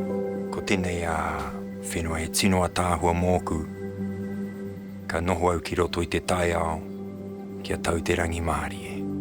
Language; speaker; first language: Māori; non-native, local second language; English